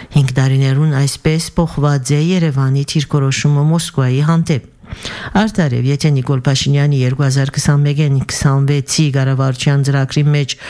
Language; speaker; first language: Armenian; early bilingual, heritage; Armenian